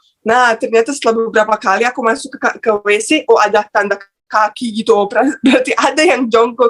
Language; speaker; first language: Indonesian; non-native, fluent; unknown